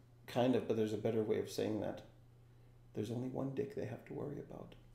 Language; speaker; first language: English; native; English